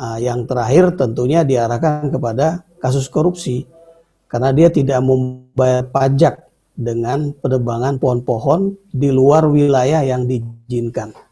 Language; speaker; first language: Indonesian; native; Indonesian